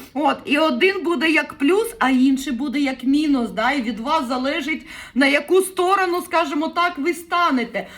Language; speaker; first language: Ukrainian; native; Ukrainian